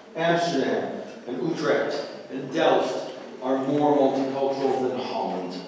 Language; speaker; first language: English; native; English